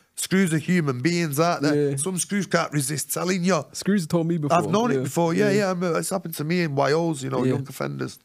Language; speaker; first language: English; native; English